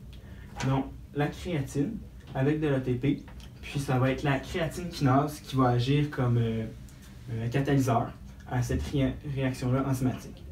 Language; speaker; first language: French; native; French